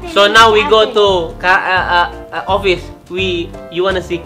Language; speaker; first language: English; non-native, learner; Indonesian